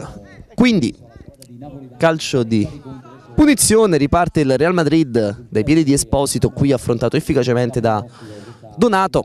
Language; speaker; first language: Italian; native; Italian